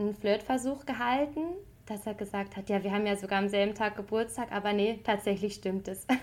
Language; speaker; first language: German; native; German